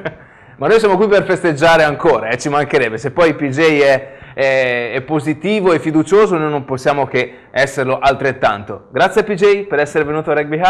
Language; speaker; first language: Italian; native; Italian